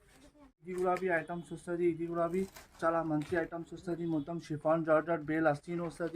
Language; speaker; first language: Telugu; non-native, local second language; Hindi